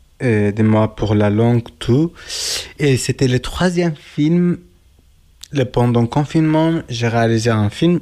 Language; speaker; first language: French; non-native, learner; Kurdish